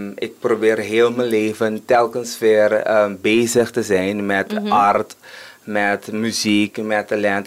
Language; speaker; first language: Dutch; non-native, local second language; Papiamento